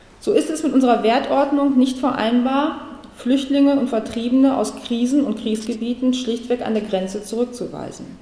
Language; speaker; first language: German; native; German